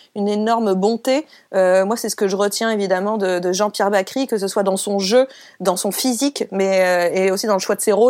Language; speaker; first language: French; native; French